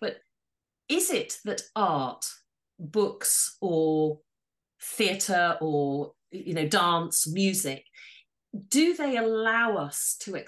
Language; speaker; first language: English; native; English